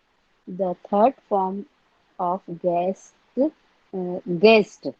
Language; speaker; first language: English; non-native, learner; Hindi